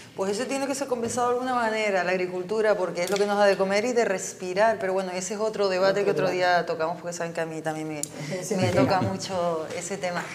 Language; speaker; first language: Spanish; native; Spanish